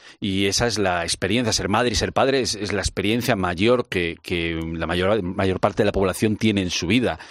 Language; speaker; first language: Spanish; native; Spanish